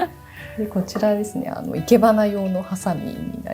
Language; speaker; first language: Japanese; native; Japanese